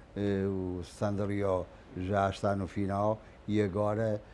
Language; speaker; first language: Portuguese; native; Portuguese